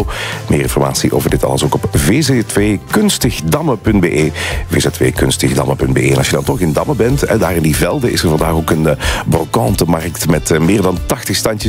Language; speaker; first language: Dutch; native; Dutch